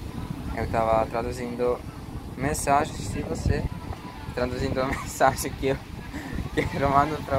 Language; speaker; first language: Portuguese; non-native, fluent; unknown